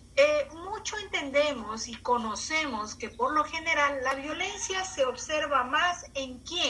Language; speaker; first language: Spanish; native; Spanish